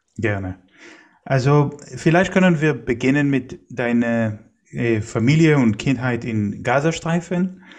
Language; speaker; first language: German; non-native, fluent; Hebrew